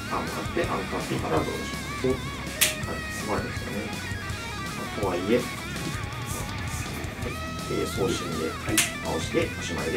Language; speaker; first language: Japanese; native; Japanese